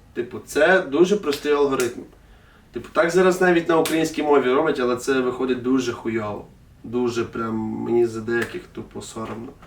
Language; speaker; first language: Ukrainian; non-native, local second language; Russian